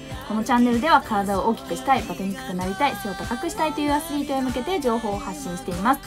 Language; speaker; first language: Japanese; native; Japanese